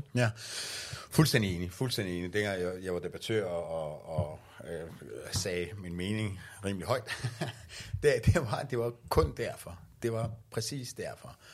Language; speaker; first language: Danish; non-native, fluent; Persian